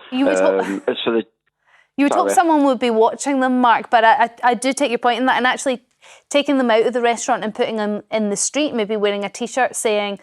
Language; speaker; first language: English; native; English